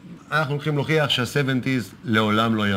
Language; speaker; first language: Hebrew; native; Hebrew